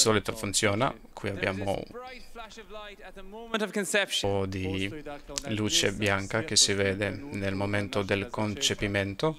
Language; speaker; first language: Italian; non-native, fluent; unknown